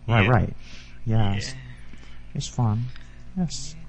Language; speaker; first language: English; non-native, learner; Japanese